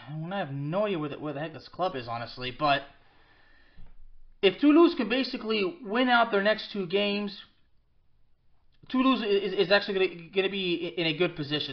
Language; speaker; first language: English; early bilingual, other home language; French